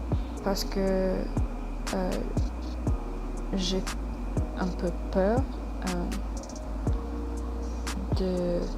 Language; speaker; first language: French; non-native, learner; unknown